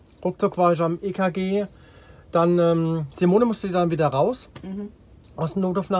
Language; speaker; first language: German; native; German